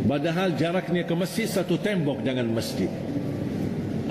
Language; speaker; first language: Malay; non-native, fluent; Arabic